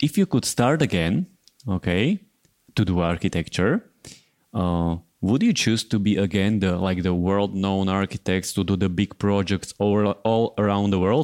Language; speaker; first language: English; non-native, fluent; Slovak